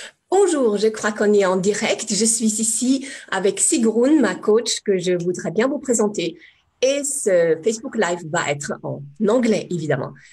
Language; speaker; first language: French; native; French